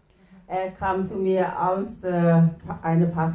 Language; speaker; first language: German; non-native, learner; Thai